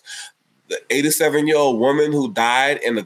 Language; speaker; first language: English; native; English